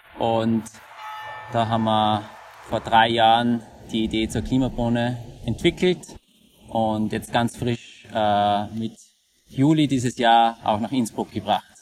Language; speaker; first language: German; native; German